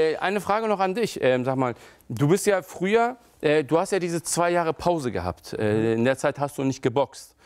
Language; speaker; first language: German; early bilingual, other home language; Turkish